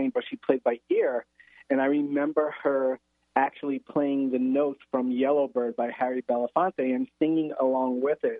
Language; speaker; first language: English; native; English